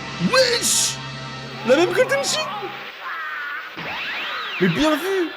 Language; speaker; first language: French; native; French